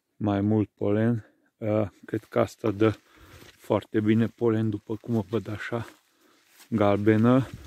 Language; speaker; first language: Romanian; non-native, local second language; Hungarian